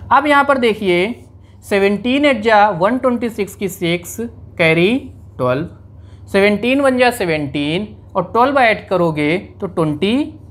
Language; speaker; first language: Hindi; native; Hindi